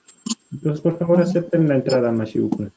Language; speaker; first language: Spanish; native; Spanish